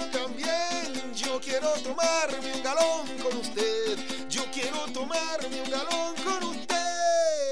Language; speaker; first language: Spanish; native; Spanish